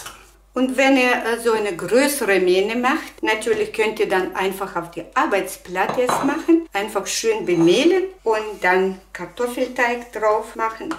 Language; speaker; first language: German; non-native, fluent; Russian